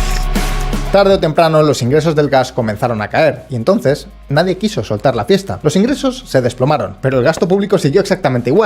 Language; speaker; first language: Spanish; native; Spanish